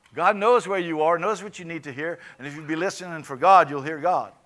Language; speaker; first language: English; native; English